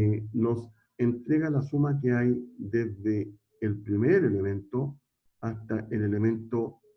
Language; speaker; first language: Spanish; native; Spanish